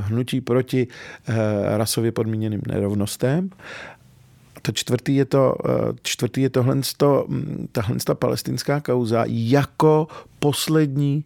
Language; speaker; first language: Czech; early bilingual, other home language; Arabic